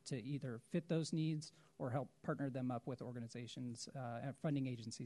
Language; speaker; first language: English; native; English